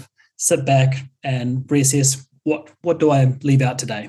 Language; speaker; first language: English; native; English